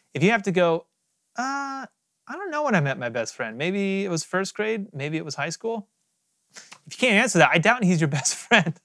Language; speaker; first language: English; native; English